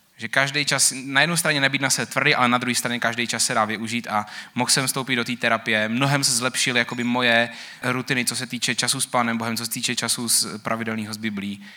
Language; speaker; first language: Czech; native; Czech